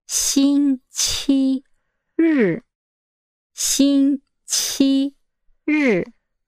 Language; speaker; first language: Chinese; non-native, learner; English